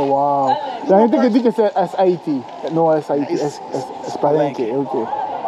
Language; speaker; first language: Spanish; non-native, learner; English